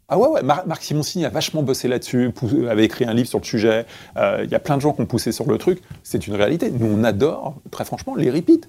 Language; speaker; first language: French; native; French